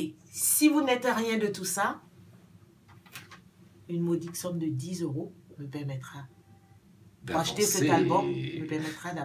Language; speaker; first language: French; non-native, local second language; Baoulé